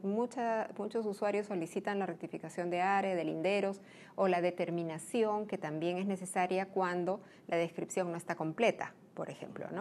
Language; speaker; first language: Spanish; native; Spanish